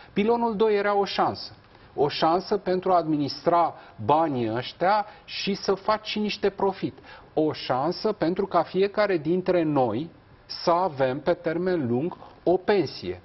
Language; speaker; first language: Romanian; native; Romanian